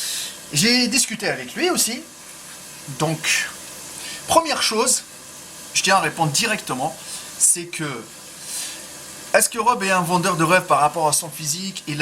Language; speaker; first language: French; native; French